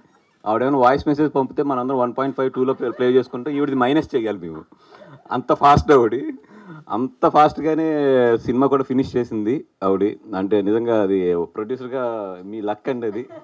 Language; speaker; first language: Telugu; native; Telugu